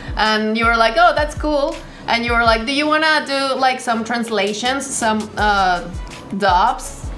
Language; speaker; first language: English; non-native, fluent; Spanish